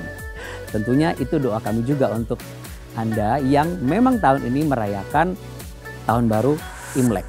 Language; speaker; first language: Indonesian; native; Indonesian